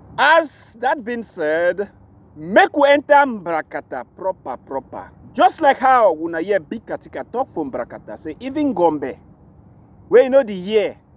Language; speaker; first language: Nigerian Pidgin; native; Nigerian Pidgin